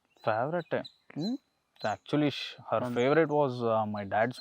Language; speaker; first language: Telugu; non-native, learner; Kannada